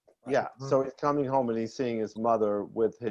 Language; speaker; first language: English; native; English